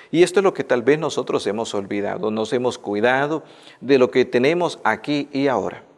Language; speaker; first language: Spanish; native; Spanish